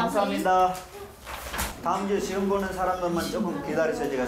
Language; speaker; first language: Korean; non-native, fluent; Sinhala